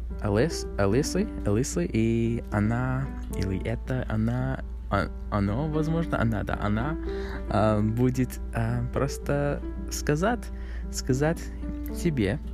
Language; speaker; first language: Russian; non-native, learner; English